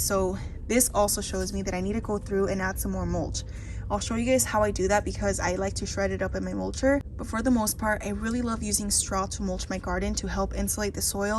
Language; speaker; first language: English; native; English